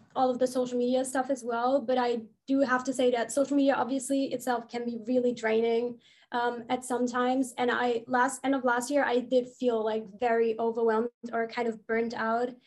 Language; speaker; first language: English; non-native, fluent; German